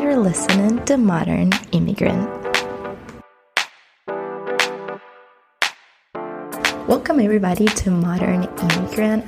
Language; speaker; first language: English; non-native, fluent; Spanish